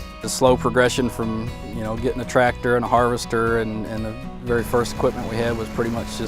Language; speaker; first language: English; native; English